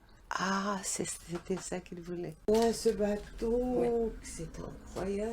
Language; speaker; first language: French; non-native, learner; Portuguese